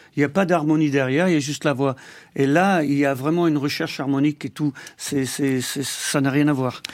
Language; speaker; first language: French; non-native, fluent; English